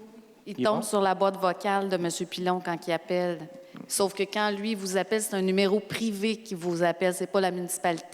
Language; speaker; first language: French; native; French